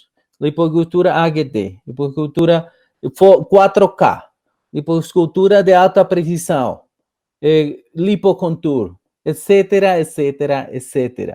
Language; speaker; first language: Portuguese; non-native, fluent; Spanish